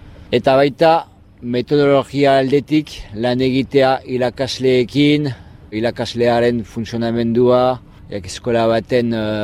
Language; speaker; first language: Basque; non-native, fluent; French